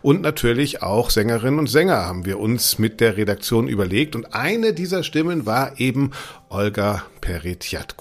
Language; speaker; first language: German; native; German